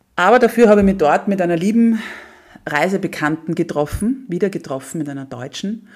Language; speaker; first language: German; native; German